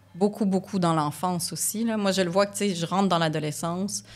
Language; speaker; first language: French; native; French